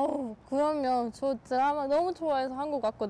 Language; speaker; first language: Korean; non-native, fluent; German